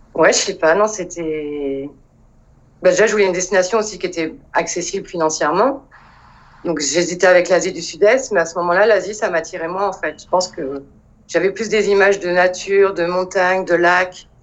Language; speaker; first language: French; native; French